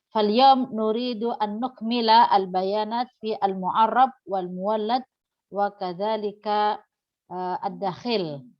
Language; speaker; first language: Arabic; non-native, fluent; Indonesian